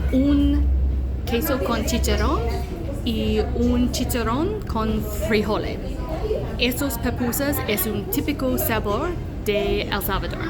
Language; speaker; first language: Spanish; non-native, learner; English